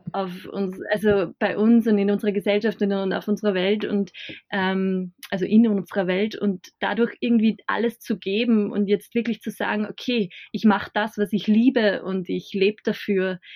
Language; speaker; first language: German; native; German